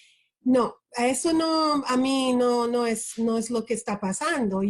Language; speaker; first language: Spanish; early bilingual, heritage; Spanish